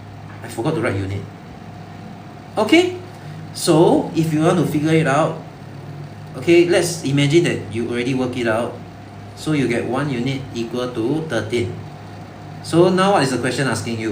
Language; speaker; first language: English; non-native, local second language; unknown